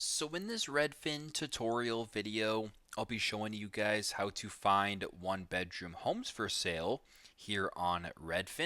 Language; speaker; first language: English; native; English